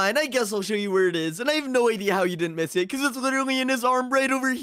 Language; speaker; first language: English; native; English